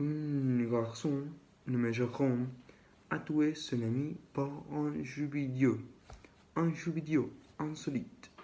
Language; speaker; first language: French; non-native, learner; Spanish